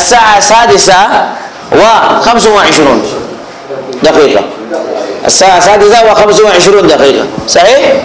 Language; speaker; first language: Arabic; non-native, fluent; Urdu